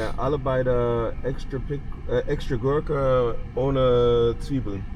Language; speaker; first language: German; non-native, fluent; English